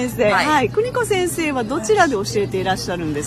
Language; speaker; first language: Japanese; native; Japanese